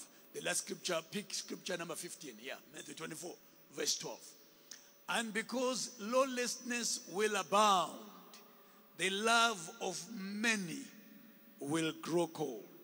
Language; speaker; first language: English; non-native, local second language; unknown